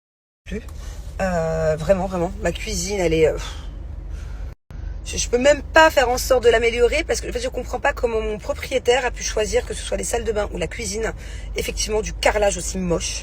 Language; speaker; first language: French; native; French